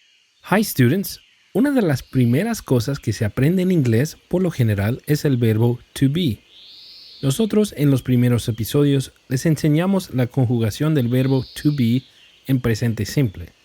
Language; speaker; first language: Spanish; non-native, fluent; English